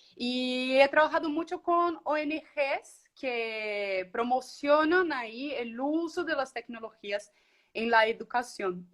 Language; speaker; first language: Spanish; non-native, fluent; Portuguese